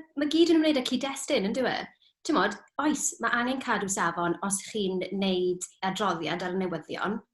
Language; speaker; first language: Welsh; native; Welsh